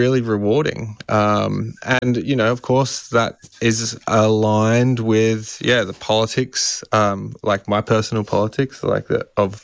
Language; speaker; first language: English; native; English